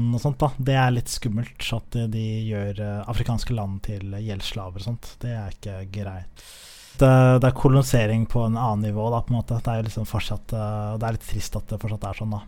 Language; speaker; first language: Norwegian; early bilingual, other home language; Somali